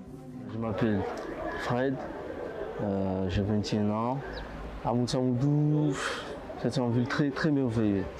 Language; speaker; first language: French; non-native, learner; Comorian